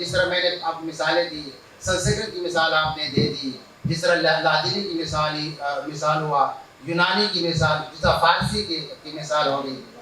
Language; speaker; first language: Urdu; non-native, local second language; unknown